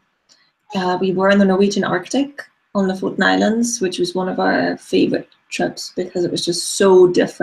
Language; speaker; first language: English; non-native, fluent; German